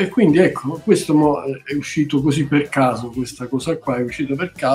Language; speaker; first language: Italian; native; Italian